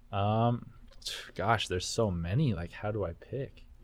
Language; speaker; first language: English; native; English